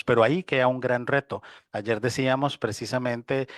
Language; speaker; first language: Spanish; native; Spanish